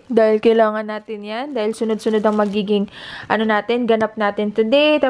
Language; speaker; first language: Filipino; native; Filipino